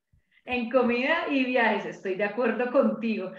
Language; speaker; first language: Spanish; native; Spanish